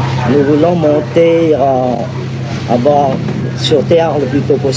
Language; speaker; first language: French; non-native, fluent; Vietnamese